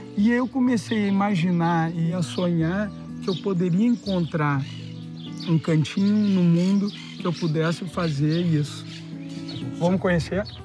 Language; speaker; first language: Portuguese; native; Portuguese